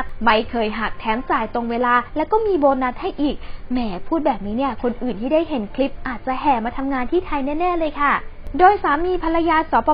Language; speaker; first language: Thai; native; Thai